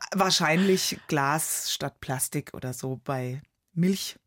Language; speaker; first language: German; native; German